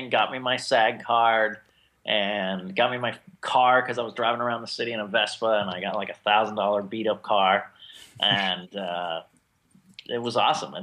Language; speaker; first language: English; native; English